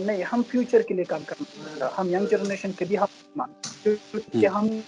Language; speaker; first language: Hindi; non-native, learner; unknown